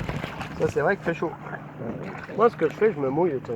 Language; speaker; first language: French; native; French